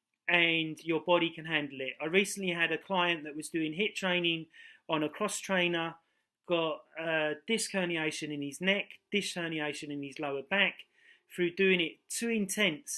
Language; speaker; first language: English; native; English